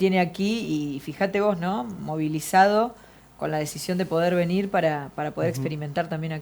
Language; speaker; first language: Spanish; native; Spanish